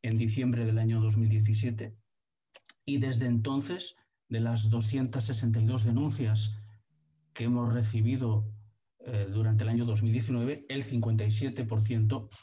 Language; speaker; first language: Spanish; non-native, local second language; Catalan